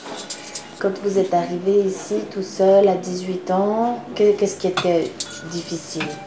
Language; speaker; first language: French; native; French